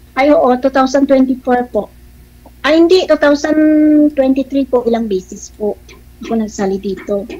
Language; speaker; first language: Filipino; non-native, local second language; Hiligaynon